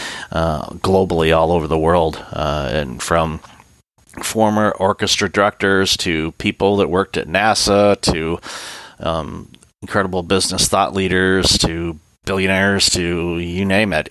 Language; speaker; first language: English; native; English